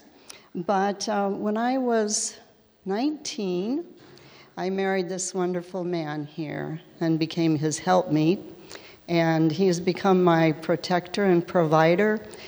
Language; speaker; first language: English; native; English